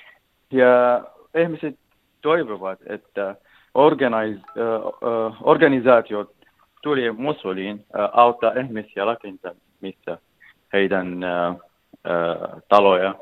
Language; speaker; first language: Finnish; non-native, learner; Arabic